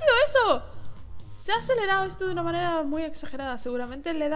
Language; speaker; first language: Spanish; native; Spanish